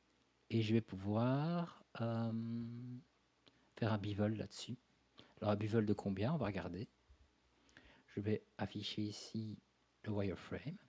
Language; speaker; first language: French; native; French